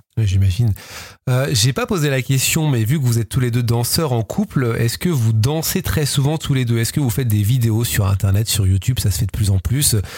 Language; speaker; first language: French; native; French